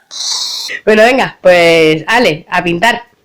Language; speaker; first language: Spanish; native; Spanish